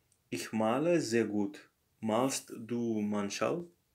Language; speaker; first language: German; non-native, learner; Morisyen